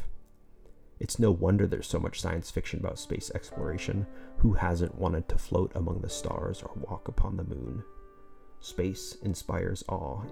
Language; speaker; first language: English; native; English